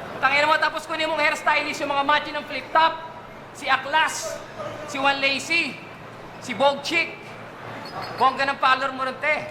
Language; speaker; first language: Filipino; native; Filipino